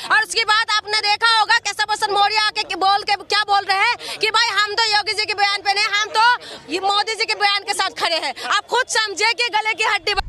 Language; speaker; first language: Hindi; non-native, local second language; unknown